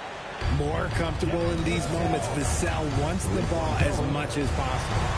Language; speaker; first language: English; native; English